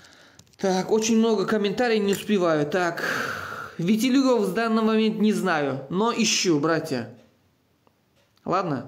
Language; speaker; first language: Russian; non-native, local second language; Uzbek